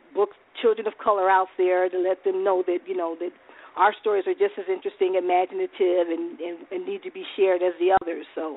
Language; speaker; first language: English; native; English